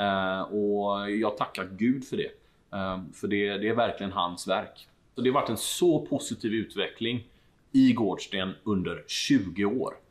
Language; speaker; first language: Swedish; native; Swedish